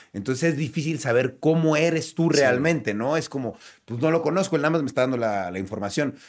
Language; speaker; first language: Spanish; native; Spanish